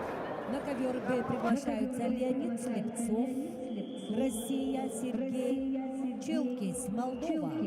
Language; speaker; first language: Russian; native; Russian